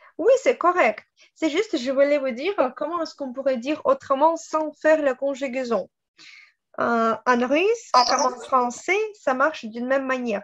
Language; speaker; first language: French; non-native, fluent; Russian